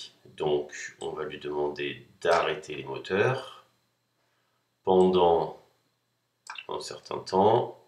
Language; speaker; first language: French; native; French